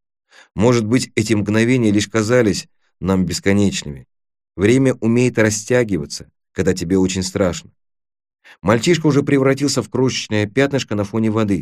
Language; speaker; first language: Russian; native; Russian